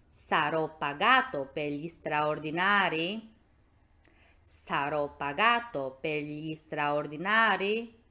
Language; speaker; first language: Italian; non-native, fluent; Albanian